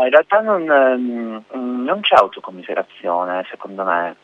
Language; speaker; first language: Italian; native; Italian